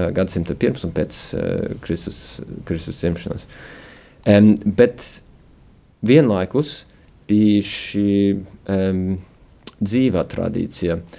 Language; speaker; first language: Latvian; early bilingual, heritage; Latvian